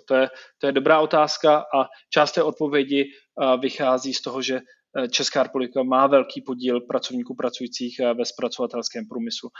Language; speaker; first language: Czech; native; Czech